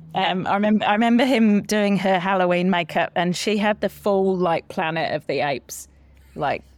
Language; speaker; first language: English; native; English